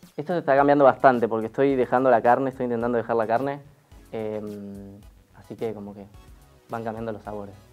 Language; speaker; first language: Spanish; native; Spanish